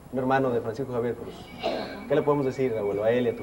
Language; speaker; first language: Spanish; native; Spanish